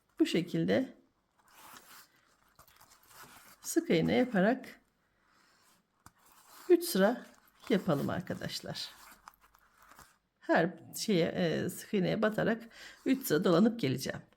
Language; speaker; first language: Turkish; native; Turkish